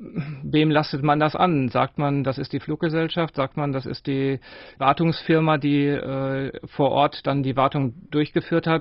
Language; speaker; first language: German; native; German